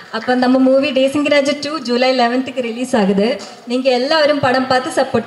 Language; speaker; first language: Tamil; non-native, learner; Malayalam